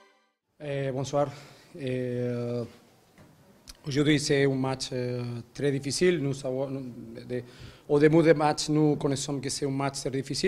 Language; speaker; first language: French; non-native, learner; Spanish